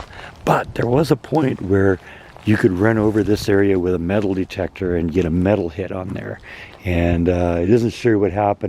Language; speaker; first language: English; native; English